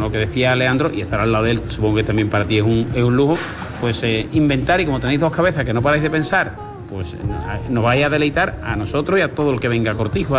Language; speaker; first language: Spanish; native; Spanish